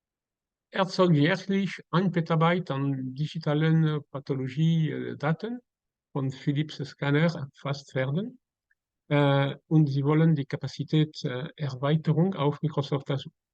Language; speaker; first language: German; non-native, learner; French